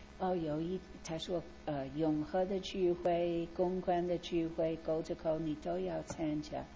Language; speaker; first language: Chinese; non-native, fluent; English